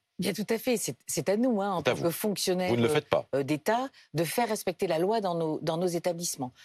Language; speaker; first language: French; native; French